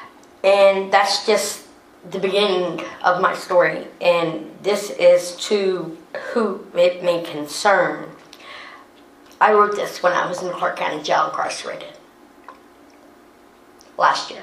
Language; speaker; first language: English; native; English